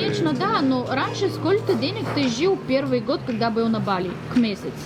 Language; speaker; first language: Russian; non-native, learner; Bulgarian